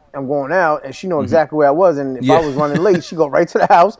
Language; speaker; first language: English; early bilingual, other home language; Spanish